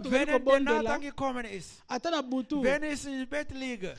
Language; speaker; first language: German; non-native, learner; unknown